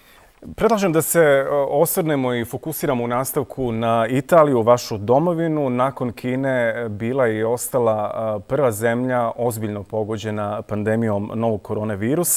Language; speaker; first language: Serbian; native; Serbian